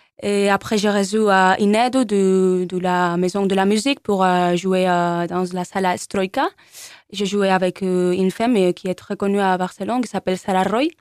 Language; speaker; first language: French; non-native, learner; Spanish